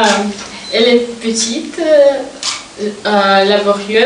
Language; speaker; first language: French; non-native, learner; Russian